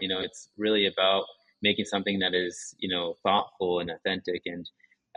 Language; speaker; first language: English; early bilingual, other home language; Japanese